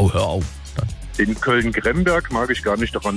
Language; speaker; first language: German; native; German